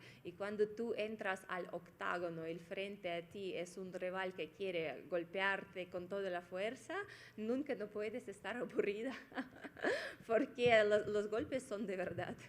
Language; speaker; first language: Spanish; non-native, fluent; Russian